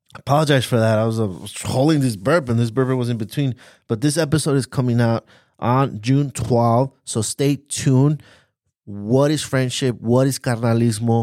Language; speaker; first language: English; native; English